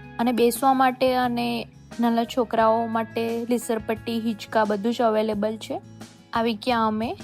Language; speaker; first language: Gujarati; native; Gujarati